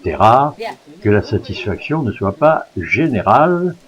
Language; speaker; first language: French; native; French